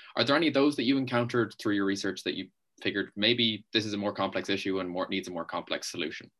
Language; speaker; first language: English; native; English